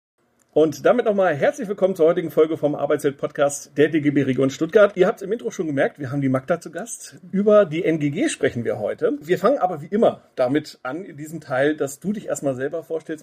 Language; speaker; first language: German; native; German